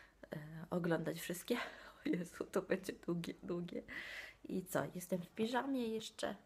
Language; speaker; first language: Polish; non-native, fluent; Italian